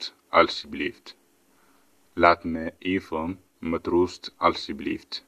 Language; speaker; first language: Dutch; non-native, fluent; Tigrinya